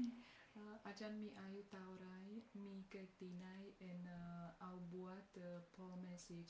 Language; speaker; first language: Thai; non-native, fluent; Slovak